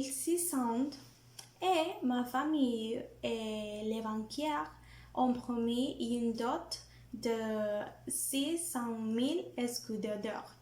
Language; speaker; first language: French; non-native, learner; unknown